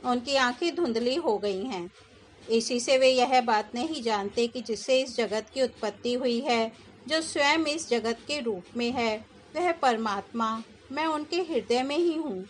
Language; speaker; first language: Hindi; native; Hindi